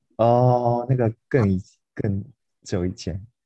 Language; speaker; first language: Chinese; native; Chinese